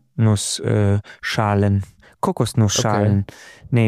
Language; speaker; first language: German; non-native, fluent; Romanian